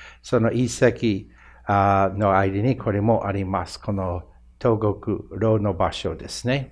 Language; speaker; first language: Japanese; non-native, fluent; English